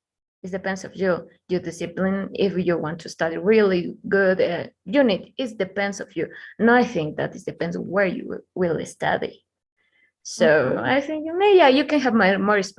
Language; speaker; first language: English; non-native, learner; Spanish